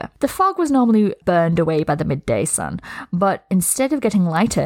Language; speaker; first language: English; native; English